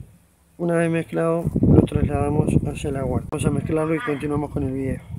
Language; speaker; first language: Spanish; native; Spanish